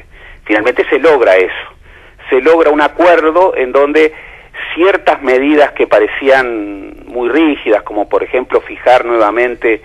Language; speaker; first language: Spanish; native; Spanish